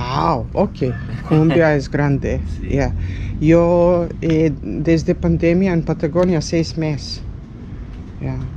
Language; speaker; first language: Spanish; non-native, learner; Serbian